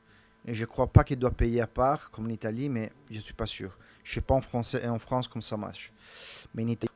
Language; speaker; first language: French; non-native, learner; Italian